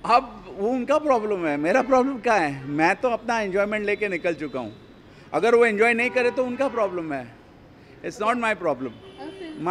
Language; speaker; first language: Hindi; native; Hindi